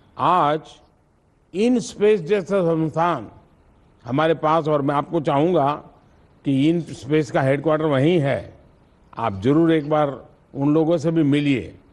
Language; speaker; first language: Hindi; non-native, local second language; Gujarati